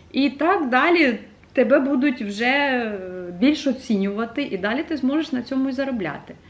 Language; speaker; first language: Ukrainian; non-native, local second language; Russian